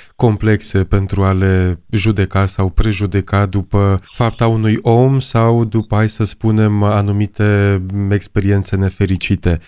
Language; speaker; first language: Romanian; native; Romanian